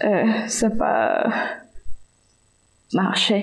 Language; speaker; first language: French; non-native, fluent; Spanish